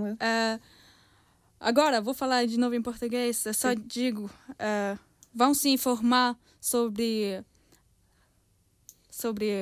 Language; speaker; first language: Portuguese; early bilingual, heritage; Portuguese